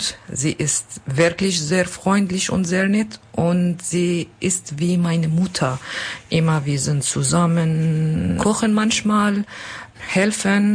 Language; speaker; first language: German; non-native, learner; Kurdish